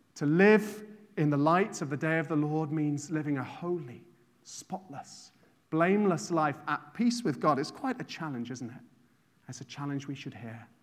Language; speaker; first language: English; native; English